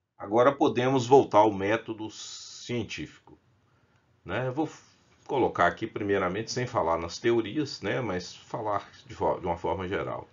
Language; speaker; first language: Portuguese; native; Portuguese